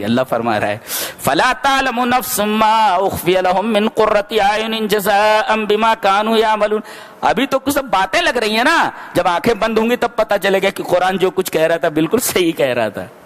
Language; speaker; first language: Urdu; native; Urdu